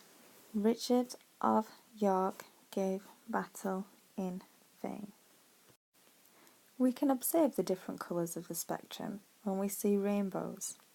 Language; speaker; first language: English; native; English